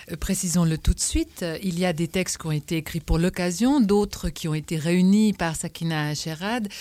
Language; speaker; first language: French; native; French